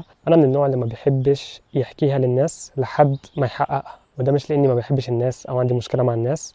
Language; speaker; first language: Arabic; native; Arabic